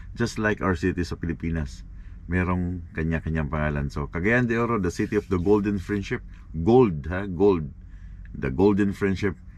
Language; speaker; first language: Filipino; non-native, local second language; Cebuano